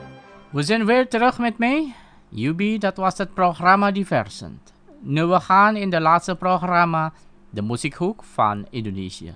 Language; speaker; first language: Dutch; non-native, fluent; Indonesian